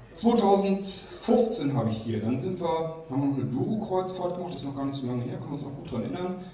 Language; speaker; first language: German; native; German